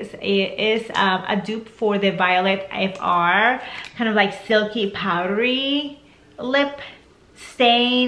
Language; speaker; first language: English; non-native, fluent; Spanish